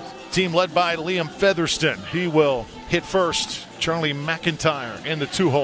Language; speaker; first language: English; native; English